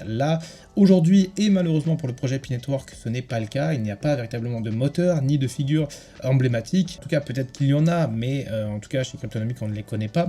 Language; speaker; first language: French; native; French